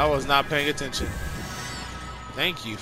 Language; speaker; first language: English; native; English